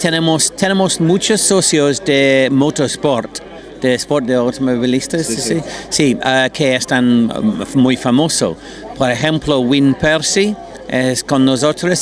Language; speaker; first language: Spanish; non-native, learner; English